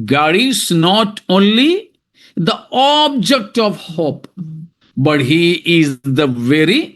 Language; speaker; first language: English; non-native, local second language; Malayalam